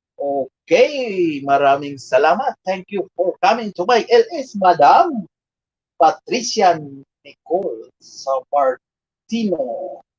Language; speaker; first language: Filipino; non-native, local second language; Bikol